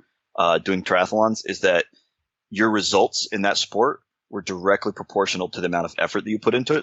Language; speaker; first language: English; native; English